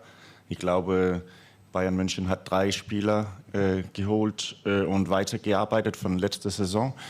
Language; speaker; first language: German; non-native, fluent; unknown